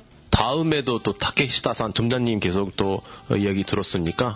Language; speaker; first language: Korean; non-native, fluent; Japanese